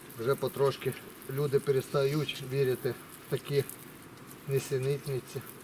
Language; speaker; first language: Ukrainian; non-native, local second language; Russian